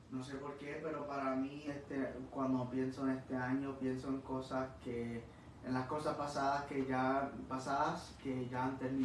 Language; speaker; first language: Spanish; early bilingual, heritage; English